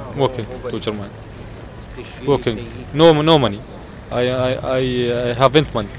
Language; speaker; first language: English; non-native, learner; Arabic